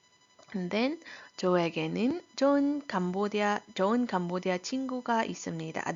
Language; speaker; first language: Korean; non-native, fluent; Iloko